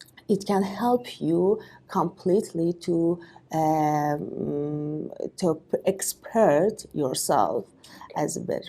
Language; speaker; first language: English; non-native, learner; Persian